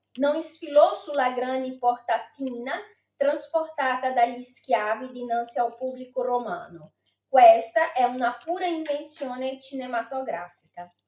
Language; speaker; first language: Italian; non-native, fluent; Portuguese